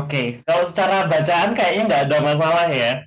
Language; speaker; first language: Indonesian; native; Indonesian